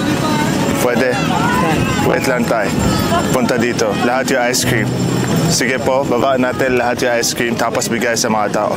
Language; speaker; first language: Filipino; non-native, learner; Arabic